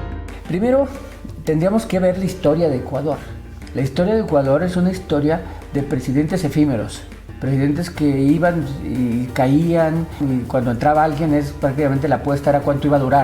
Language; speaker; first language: Spanish; native; Spanish